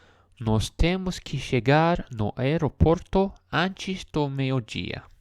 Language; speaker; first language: Portuguese; non-native, learner; English